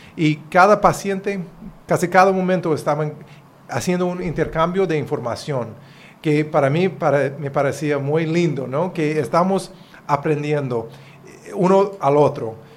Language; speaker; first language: Spanish; non-native, fluent; English